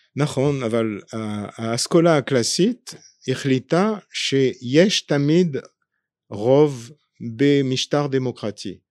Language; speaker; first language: Hebrew; non-native, fluent; French